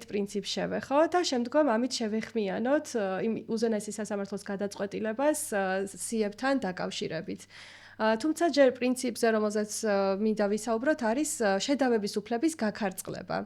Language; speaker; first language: Georgian; native; Georgian